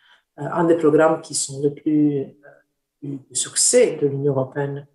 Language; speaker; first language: French; non-native, fluent; Italian